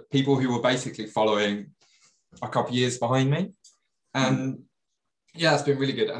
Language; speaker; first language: English; native; English